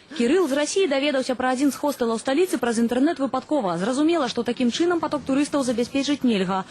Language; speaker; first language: Belarusian; native; Belarusian